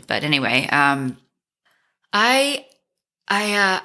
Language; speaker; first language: English; native; English